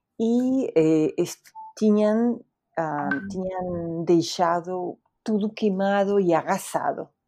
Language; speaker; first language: Portuguese; non-native, fluent; Spanish